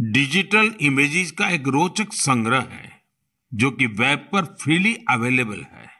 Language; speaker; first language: Hindi; non-native, local second language; Gujarati